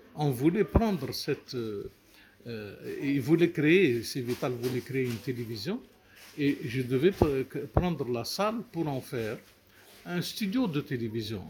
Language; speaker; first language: French; non-native, local second language; Arabic